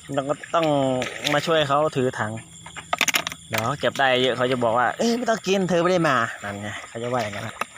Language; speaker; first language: Thai; native; Thai